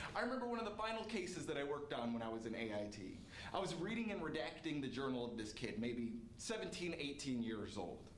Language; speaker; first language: English; native; English